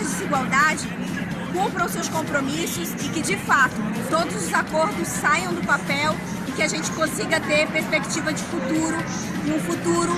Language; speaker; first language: Portuguese; native; Portuguese